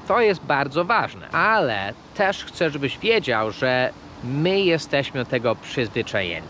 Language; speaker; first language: Polish; non-native, fluent; English